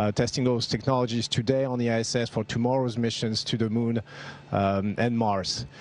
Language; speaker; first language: English; non-native, fluent; French